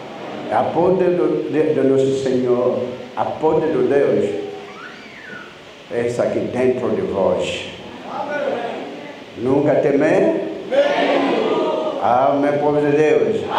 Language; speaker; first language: Portuguese; non-native, learner; Lingala